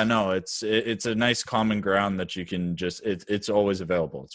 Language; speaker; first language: English; native; English